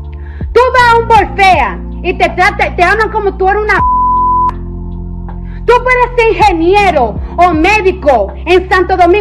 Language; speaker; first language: Spanish; early bilingual, heritage; Spanish